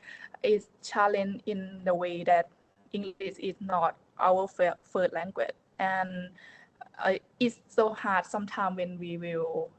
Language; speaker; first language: English; non-native, learner; Thai